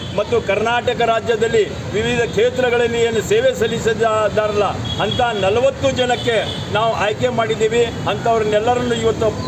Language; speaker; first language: Kannada; non-native, local second language; Lambadi